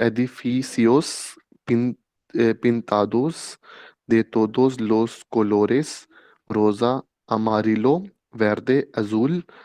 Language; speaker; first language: Spanish; non-native, learner; Hindi